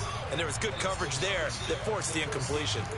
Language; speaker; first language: English; native; English